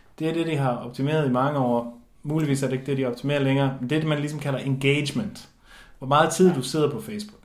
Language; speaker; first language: Danish; native; Danish